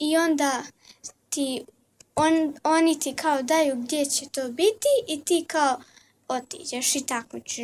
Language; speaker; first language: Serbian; early bilingual, heritage; Serbian